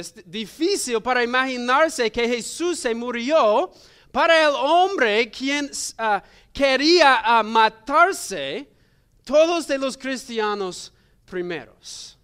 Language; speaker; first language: Spanish; non-native, learner; English